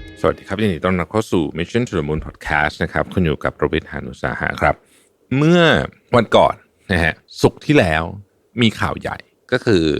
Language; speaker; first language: Thai; native; Thai